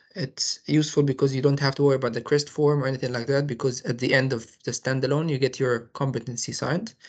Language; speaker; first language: English; non-native, fluent; Arabic